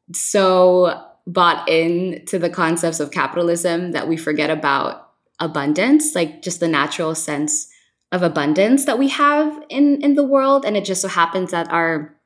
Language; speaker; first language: English; non-native, local second language; Filipino